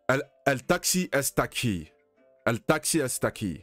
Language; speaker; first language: Spanish; non-native, learner; English